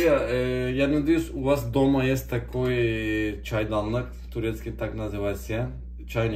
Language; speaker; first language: Russian; non-native, learner; Turkish